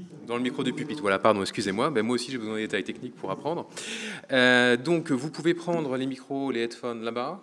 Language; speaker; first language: French; native; French